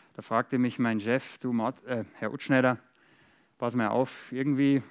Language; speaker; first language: German; native; German